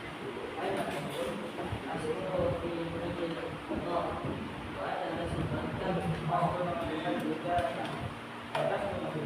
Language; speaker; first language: Arabic; non-native, learner; Indonesian